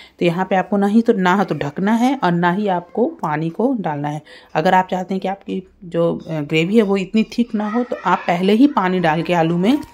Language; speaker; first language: Hindi; native; Hindi